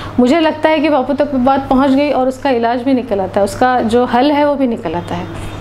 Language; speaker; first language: Hindi; non-native, local second language; Marathi